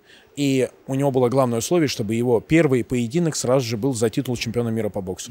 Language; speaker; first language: Russian; native; Russian